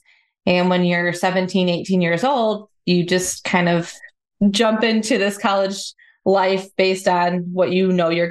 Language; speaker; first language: English; native; English